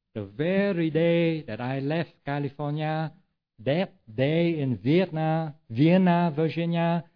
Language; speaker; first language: English; non-native, fluent; Vietnamese